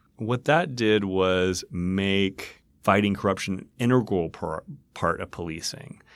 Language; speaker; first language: English; native; English